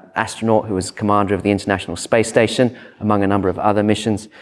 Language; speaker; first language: English; native; English